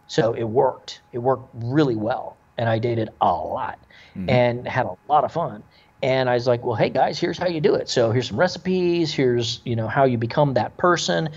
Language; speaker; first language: English; native; English